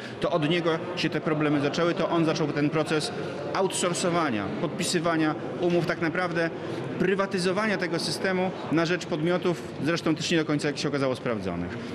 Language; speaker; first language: Polish; native; Polish